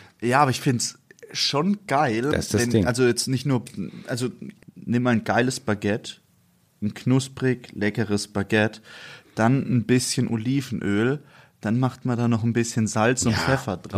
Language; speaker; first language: German; native; German